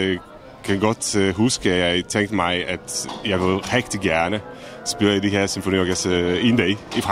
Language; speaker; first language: Danish; non-native, fluent; Czech